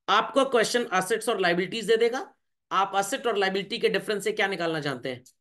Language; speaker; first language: Hindi; native; Hindi